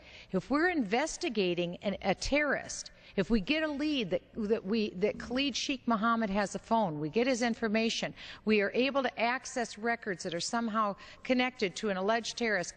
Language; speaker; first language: English; native; English